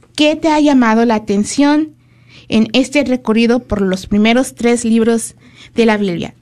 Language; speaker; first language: Spanish; early bilingual, heritage; Spanish